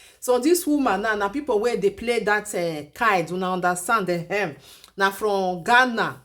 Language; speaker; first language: Nigerian Pidgin; native; Nigerian Pidgin